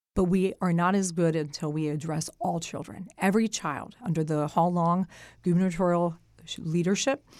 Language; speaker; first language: English; native; English